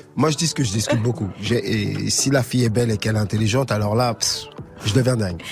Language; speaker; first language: French; native; French